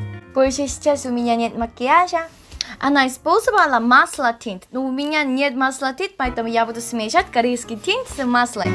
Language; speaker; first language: Russian; non-native, learner; Korean